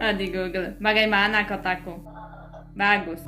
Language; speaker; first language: Indonesian; non-native, learner; Polish